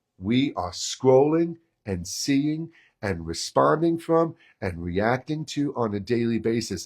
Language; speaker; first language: English; native; English